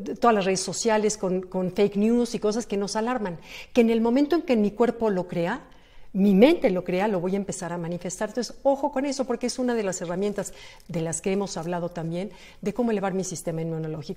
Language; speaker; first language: Spanish; native; Spanish